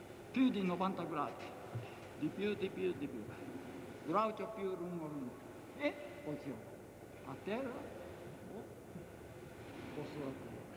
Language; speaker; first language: Italian; non-native, learner; Japanese